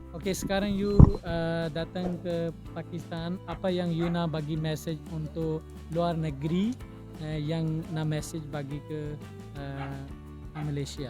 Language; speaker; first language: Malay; non-native, learner; Urdu